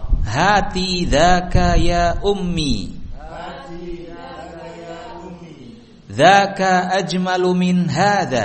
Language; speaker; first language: Arabic; non-native, fluent; Indonesian